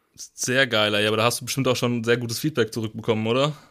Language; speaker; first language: German; native; German